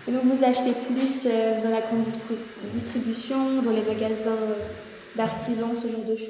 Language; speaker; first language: French; native; French